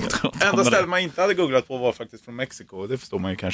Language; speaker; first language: Swedish; native; Swedish